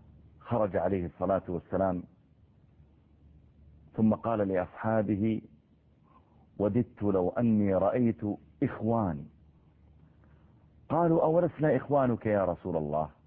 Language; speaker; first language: Arabic; native; Arabic